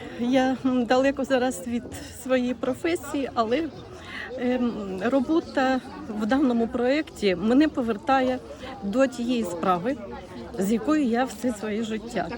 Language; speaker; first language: Ukrainian; non-native, local second language; Russian